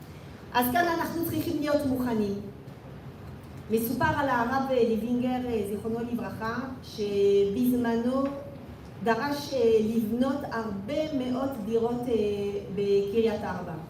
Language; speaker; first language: Hebrew; non-native, fluent; French